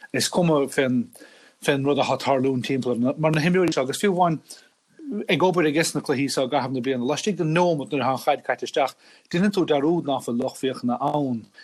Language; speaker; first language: Irish; native; Irish